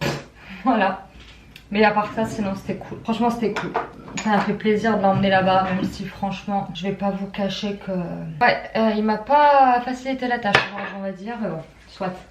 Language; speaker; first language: French; native; French